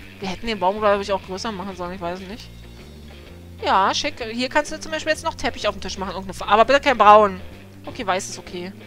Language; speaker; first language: German; early bilingual, other home language; Polish